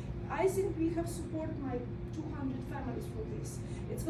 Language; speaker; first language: English; non-native, learner; Russian